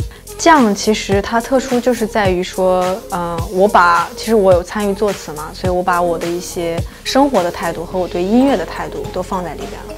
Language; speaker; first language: Chinese; native; Chinese